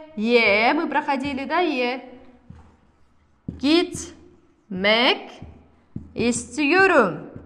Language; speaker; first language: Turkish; non-native, fluent; Kazakh